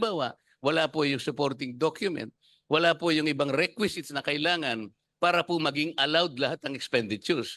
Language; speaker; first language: Filipino; native; Filipino